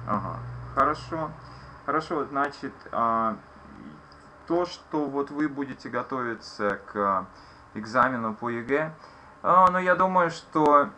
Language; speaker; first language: Russian; native; Russian